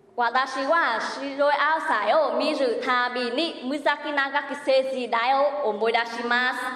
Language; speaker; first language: Japanese; non-native, fluent; Vietnamese